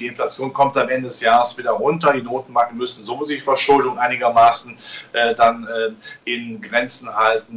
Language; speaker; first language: German; native; German